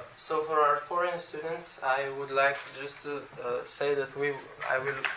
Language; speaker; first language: English; non-native, fluent; Slovenian